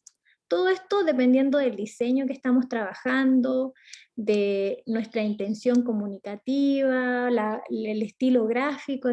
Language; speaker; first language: Spanish; native; Spanish